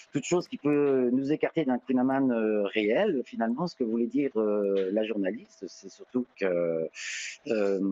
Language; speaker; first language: French; native; French